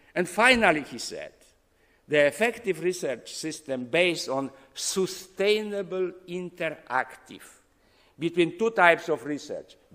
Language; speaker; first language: English; non-native, fluent; Polish